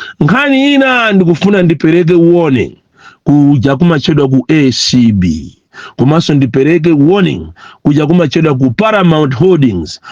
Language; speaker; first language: Nyanja; non-native, local second language; Tumbuka